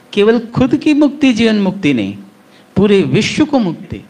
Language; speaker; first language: Hindi; native; Hindi